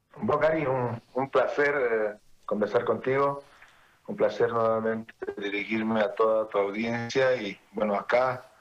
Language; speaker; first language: Spanish; native; Spanish